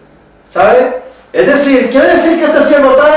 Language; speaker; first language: Spanish; native; Spanish